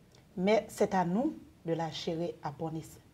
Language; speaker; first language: French; non-native, local second language; Haitian Creole